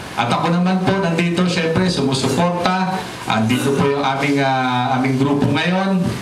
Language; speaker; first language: Filipino; non-native, local second language; Hiligaynon